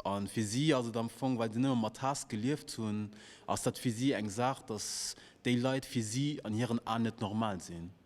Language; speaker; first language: German; non-native, local second language; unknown